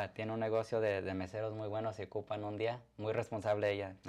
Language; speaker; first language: Spanish; early bilingual, heritage; Spanish